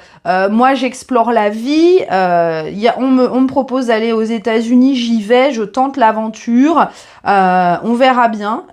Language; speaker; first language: French; native; French